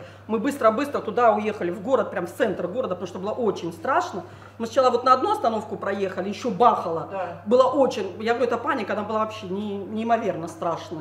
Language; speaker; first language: Russian; native; Russian